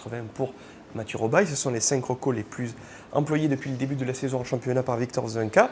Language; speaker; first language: French; native; French